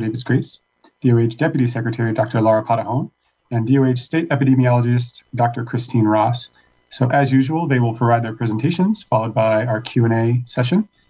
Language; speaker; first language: English; native; English